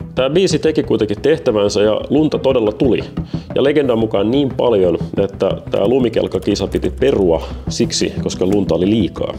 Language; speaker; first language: Finnish; native; Finnish